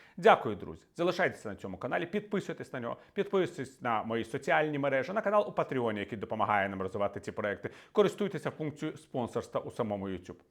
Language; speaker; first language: Ukrainian; native; Ukrainian